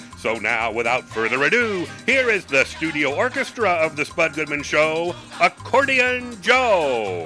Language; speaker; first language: English; native; English